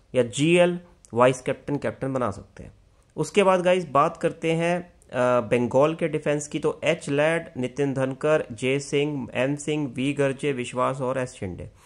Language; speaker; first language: Hindi; native; Hindi